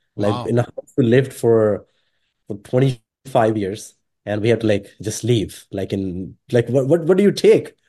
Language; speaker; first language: English; non-native, local second language; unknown